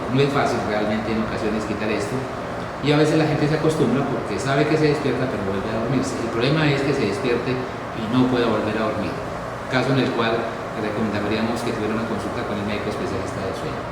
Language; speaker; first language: Spanish; native; Spanish